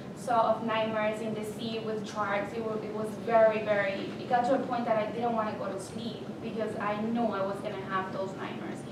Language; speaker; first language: English; early bilingual, other home language; Spanish